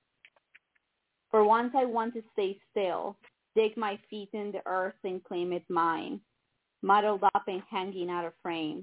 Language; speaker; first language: English; non-native, fluent; Spanish